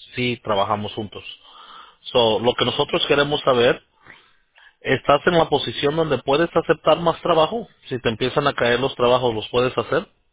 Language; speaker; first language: Spanish; native; Spanish